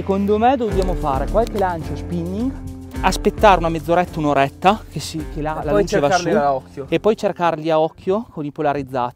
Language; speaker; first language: Italian; native; Italian